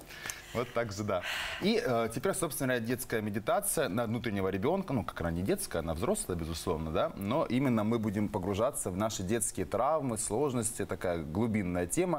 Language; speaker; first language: Russian; native; Russian